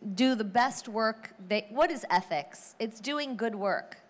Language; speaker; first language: English; native; English